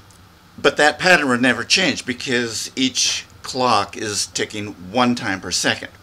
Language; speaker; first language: English; native; English